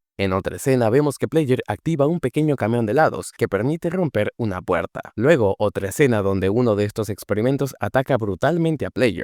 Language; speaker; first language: Spanish; native; Spanish